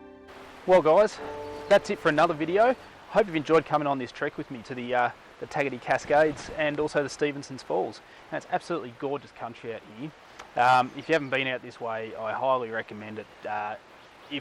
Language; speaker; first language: English; native; English